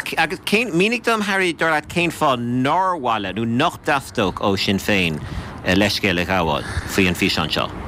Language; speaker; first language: Irish; native; Irish